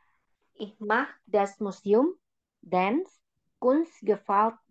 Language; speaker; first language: German; non-native, learner; Indonesian